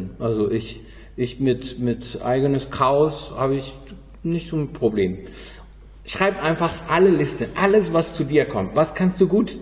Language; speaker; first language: German; non-native, fluent; Spanish